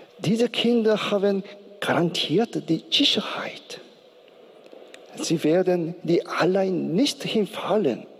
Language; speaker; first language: German; non-native, learner; Korean